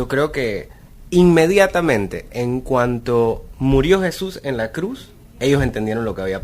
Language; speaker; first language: Spanish; native; Spanish